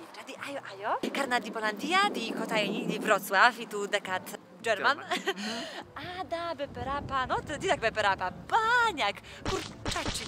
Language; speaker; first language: Indonesian; non-native, learner; Polish